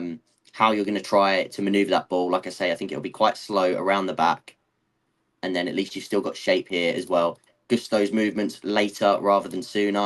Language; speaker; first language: English; native; English